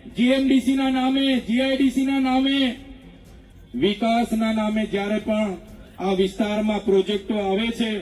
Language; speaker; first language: Gujarati; non-native, local second language; Vasavi